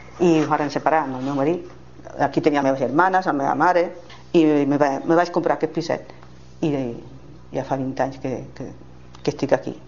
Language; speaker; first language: Catalan; non-native, local second language; Spanish